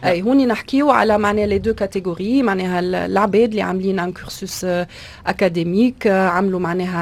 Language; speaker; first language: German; non-native, local second language; Arabic